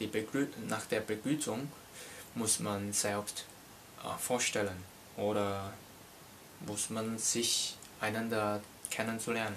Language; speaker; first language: German; non-native, learner; Cantonese